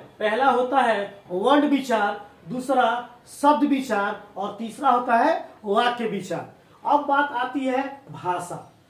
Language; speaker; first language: Hindi; native; Hindi